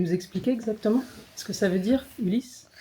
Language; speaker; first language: French; native; French